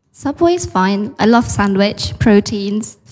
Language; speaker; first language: English; non-native, fluent; Indonesian